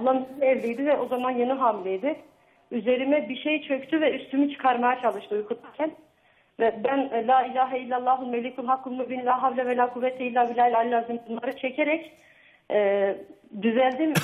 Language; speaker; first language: Turkish; native; Turkish